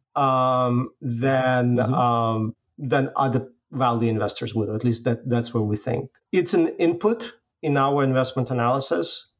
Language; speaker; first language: English; non-native, fluent; Russian